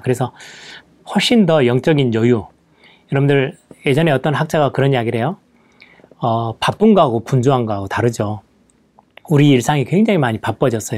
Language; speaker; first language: Korean; native; Korean